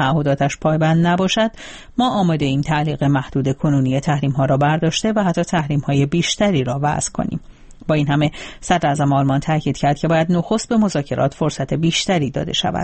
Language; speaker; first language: Persian; native; Persian